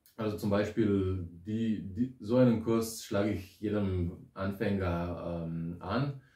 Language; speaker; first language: German; non-native, fluent; Slovenian